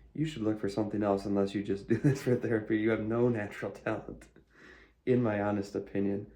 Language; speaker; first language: English; native; English